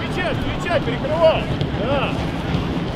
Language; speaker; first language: Russian; native; Russian